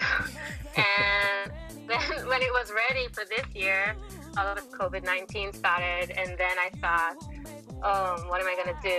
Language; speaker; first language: English; non-native, fluent; Hebrew